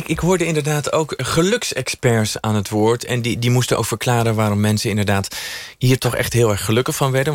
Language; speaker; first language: Dutch; native; Dutch